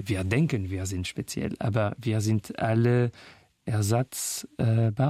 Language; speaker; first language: German; non-native, fluent; French